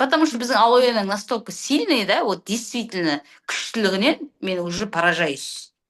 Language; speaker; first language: Russian; non-native, local second language; Kazakh